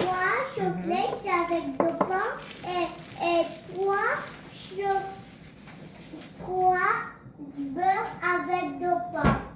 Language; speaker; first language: French; early bilingual, other home language; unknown